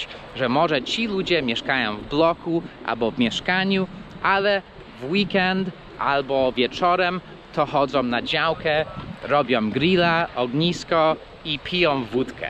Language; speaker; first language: Polish; early bilingual, heritage; Polish